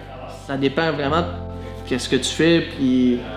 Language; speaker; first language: French; native; French